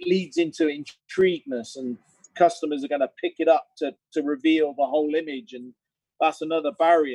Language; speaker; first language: English; native; English